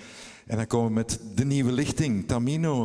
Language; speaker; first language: Dutch; native; Dutch